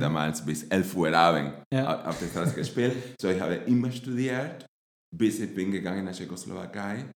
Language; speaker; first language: German; non-native, fluent; Spanish